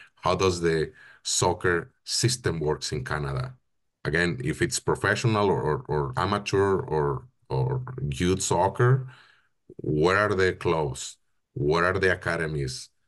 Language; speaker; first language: English; non-native, fluent; Spanish